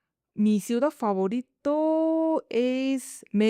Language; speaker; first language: Spanish; non-native, fluent; Korean